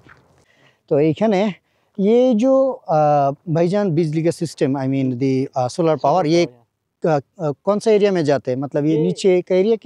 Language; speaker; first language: Hindi; non-native, fluent; Bangla